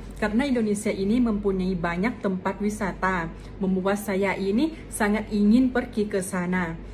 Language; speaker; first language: Indonesian; non-native, fluent; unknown